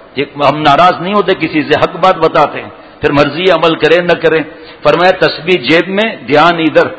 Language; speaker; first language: Urdu; native; Urdu